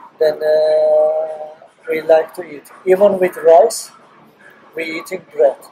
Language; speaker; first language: English; non-native, learner; Turkish